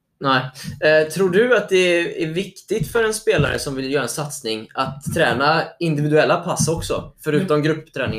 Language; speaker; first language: Swedish; native; Swedish